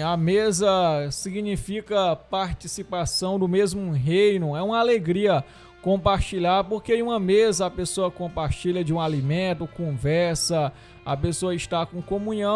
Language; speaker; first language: Portuguese; native; Portuguese